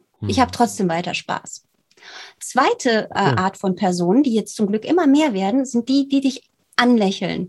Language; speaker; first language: German; native; German